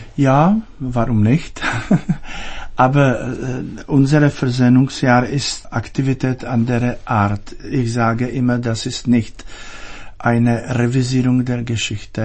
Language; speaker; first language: German; non-native, fluent; Czech